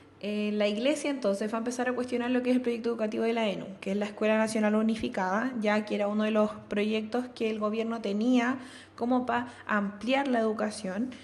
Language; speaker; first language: Spanish; native; Spanish